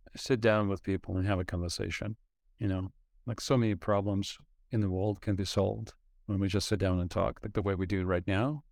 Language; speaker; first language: English; non-native, fluent; Ukrainian